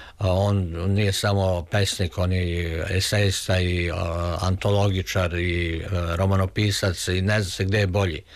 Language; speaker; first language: Serbian; native; Serbian